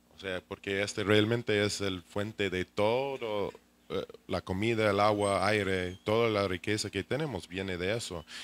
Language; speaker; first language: Spanish; non-native, fluent; English